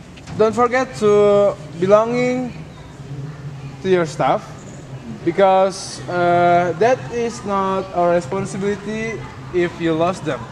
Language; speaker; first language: English; non-native, learner; Indonesian